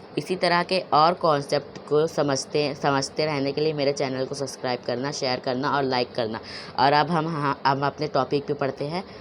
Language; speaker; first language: Hindi; non-native, local second language; Urdu